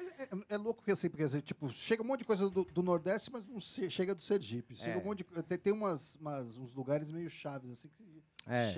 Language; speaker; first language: Portuguese; native; Portuguese